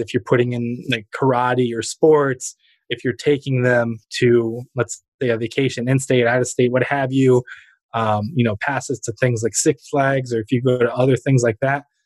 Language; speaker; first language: English; early bilingual, other home language; Ukrainian